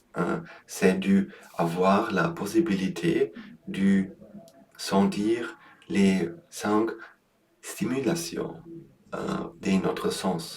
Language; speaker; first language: French; non-native, learner; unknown